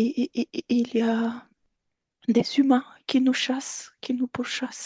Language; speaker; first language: French; non-native, fluent; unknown